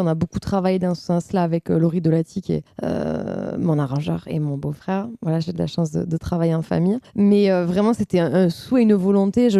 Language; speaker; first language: French; native; French